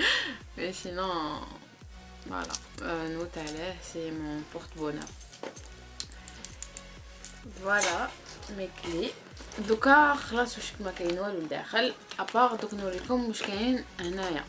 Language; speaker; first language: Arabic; early bilingual, heritage; Arabic